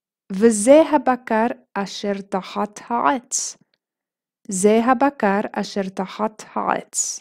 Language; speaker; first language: Hebrew; non-native, fluent; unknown